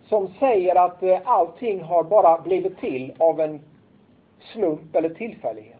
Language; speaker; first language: Swedish; native; Swedish